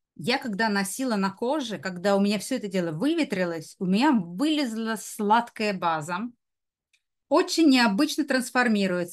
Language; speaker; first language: Russian; native; Russian